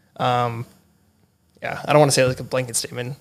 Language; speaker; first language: English; native; English